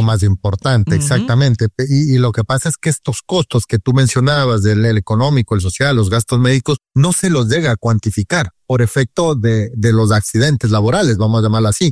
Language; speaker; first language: Spanish; native; Spanish